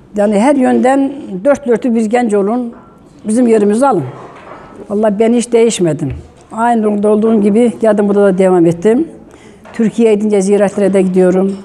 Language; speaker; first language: Turkish; native; Turkish